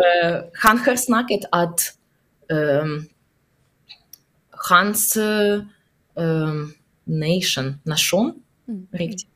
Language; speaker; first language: Norwegian; non-native, learner; Russian